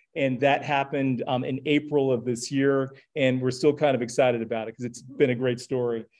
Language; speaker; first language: English; native; English